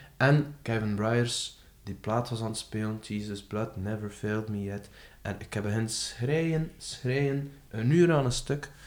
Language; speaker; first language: Dutch; native; Dutch